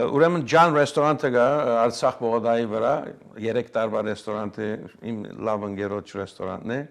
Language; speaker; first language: Armenian; early bilingual, heritage; Armenian